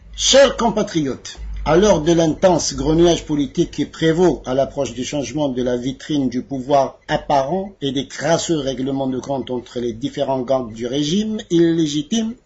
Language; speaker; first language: French; non-native, local second language; Arabic